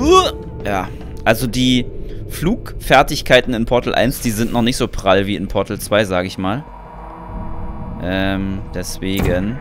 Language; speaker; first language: German; native; German